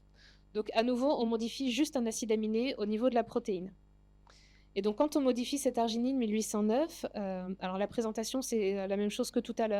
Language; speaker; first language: French; native; French